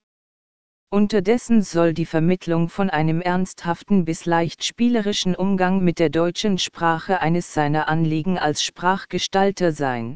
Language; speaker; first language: German; native; German